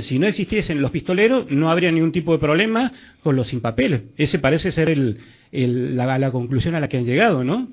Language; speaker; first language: Spanish; native; Spanish